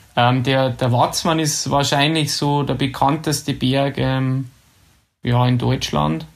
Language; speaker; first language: German; native; German